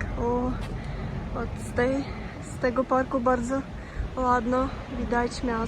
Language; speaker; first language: Polish; non-native, learner; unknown